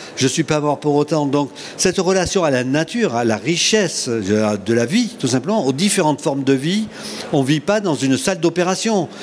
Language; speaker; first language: French; native; French